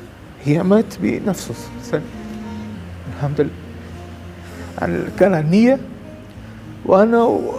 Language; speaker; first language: Arabic; non-native, learner; Portuguese